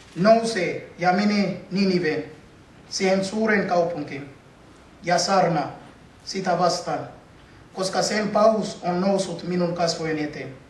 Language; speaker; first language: Finnish; non-native, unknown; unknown